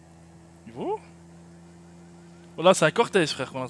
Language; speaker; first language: French; native; French